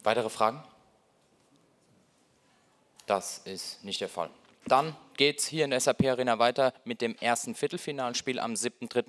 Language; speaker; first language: German; native; German